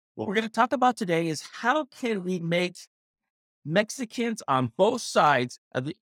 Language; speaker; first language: English; native; English